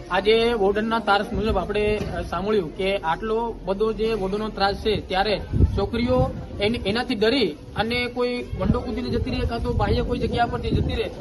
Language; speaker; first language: Gujarati; native; Gujarati